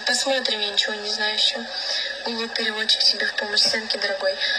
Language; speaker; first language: Russian; native; Russian